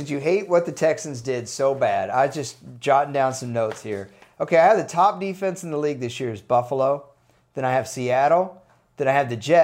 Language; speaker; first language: English; native; English